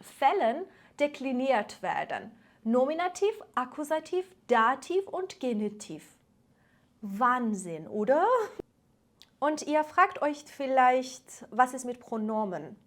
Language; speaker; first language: German; non-native, fluent; Persian